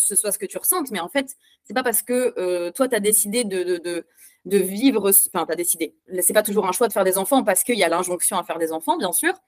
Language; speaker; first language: French; native; French